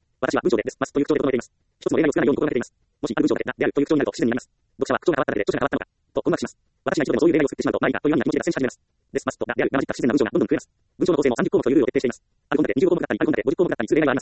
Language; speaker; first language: Japanese; native; Japanese